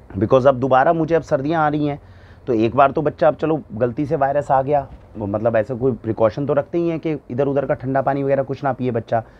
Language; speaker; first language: Hindi; native; Hindi